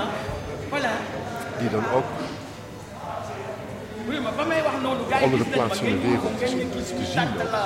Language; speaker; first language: Dutch; native; Dutch